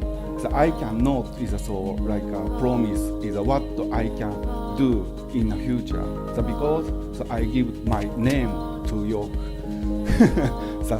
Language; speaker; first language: English; non-native, learner; Japanese